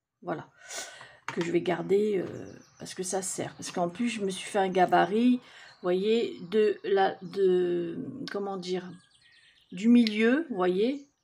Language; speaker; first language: French; native; French